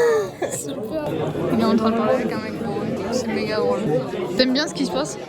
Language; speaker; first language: French; native; French